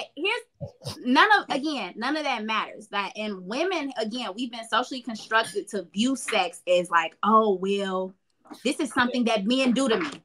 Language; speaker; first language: English; native; English